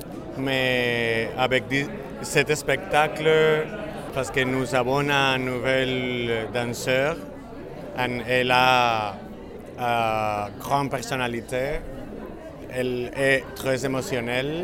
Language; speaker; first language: French; non-native, learner; Spanish